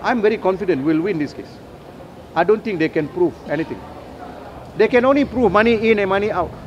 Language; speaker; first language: English; non-native, local second language; Malay